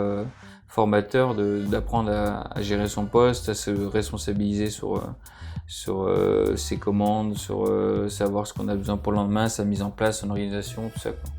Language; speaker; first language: French; native; French